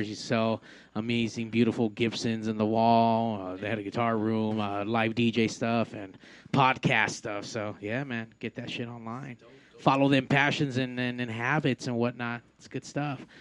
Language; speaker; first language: English; native; English